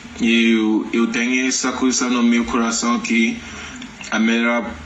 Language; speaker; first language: Portuguese; non-native, learner; Yoruba